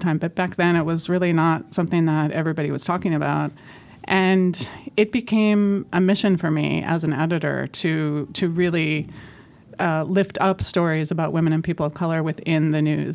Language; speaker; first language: English; native; English